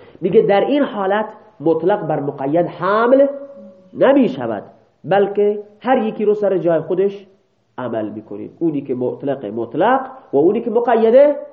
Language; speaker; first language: Persian; non-native, local second language; Baluchi